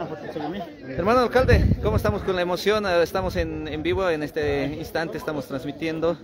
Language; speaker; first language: Spanish; native; Spanish